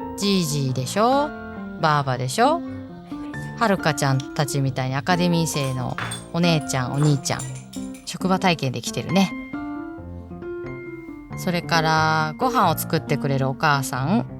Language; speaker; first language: Japanese; native; Japanese